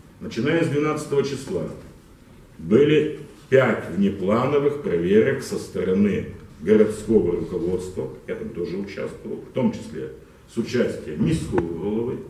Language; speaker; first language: Russian; non-native, local second language; Ukrainian